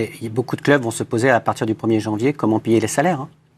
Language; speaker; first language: French; native; French